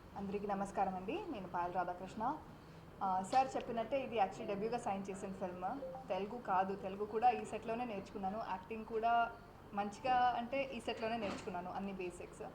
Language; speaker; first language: Telugu; non-native, fluent; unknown